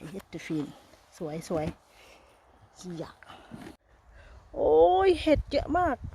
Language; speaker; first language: Swedish; non-native, learner; Thai